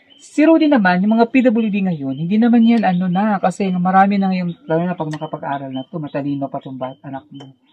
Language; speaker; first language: Filipino; non-native, local second language; Cebuano